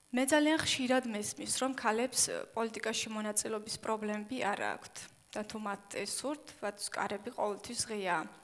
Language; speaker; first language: Georgian; non-native, local second language; Chechen